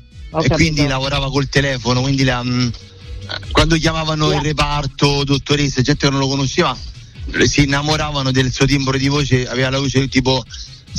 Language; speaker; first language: Italian; native; Italian